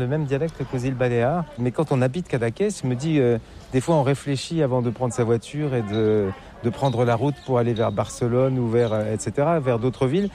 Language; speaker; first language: French; native; French